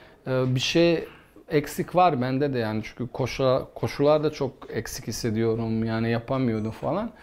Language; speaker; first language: Turkish; non-native, fluent; Bosnian